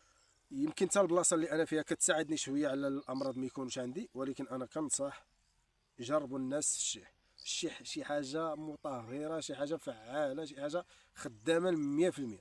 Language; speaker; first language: Arabic; native; Arabic